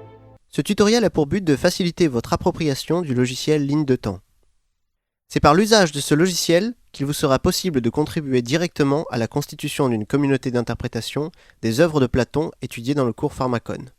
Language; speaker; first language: French; native; French